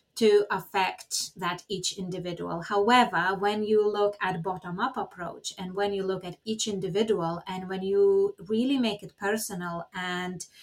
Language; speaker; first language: English; non-native, fluent; Lithuanian